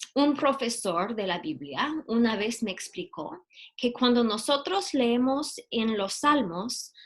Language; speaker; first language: Spanish; non-native, fluent; English